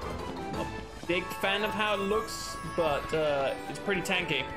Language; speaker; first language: English; native; English